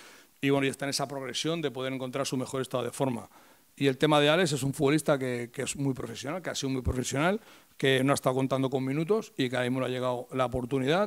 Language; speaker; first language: Spanish; native; Spanish